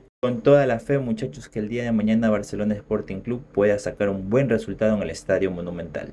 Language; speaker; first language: Spanish; native; Spanish